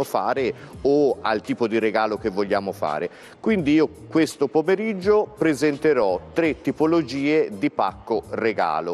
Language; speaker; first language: Italian; native; Italian